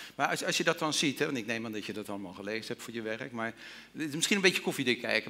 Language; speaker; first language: Dutch; native; Dutch